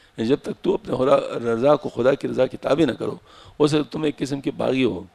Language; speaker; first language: Urdu; non-native, local second language; Pashto